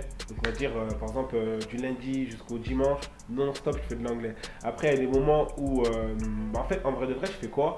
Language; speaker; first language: French; native; French